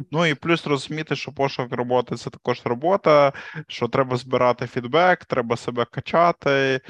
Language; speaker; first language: Ukrainian; native; Ukrainian